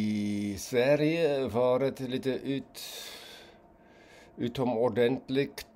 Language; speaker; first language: Swedish; non-native, fluent; German